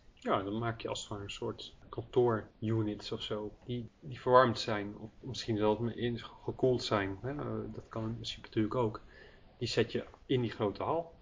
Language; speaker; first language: Dutch; early bilingual, heritage; Dutch